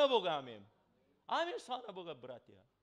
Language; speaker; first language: Bulgarian; non-native, learner; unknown